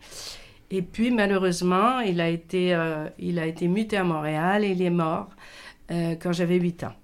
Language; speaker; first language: French; native; French